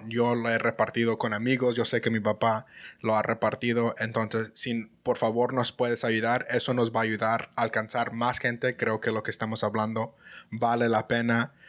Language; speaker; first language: Spanish; early bilingual, heritage; Spanish